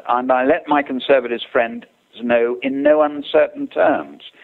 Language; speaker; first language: English; native; English